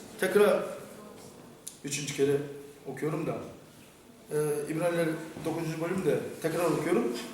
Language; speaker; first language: Turkish; non-native, fluent; Korean